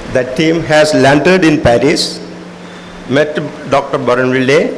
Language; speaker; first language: English; non-native, local second language; Malayalam